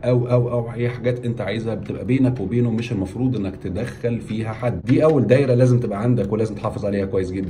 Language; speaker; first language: Arabic; native; Arabic